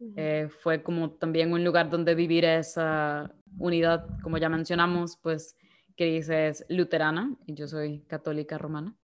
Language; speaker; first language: Spanish; native; Spanish